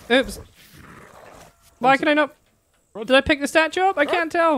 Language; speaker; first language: English; native; English